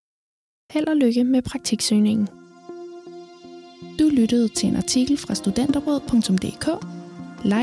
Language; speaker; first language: Danish; native; Danish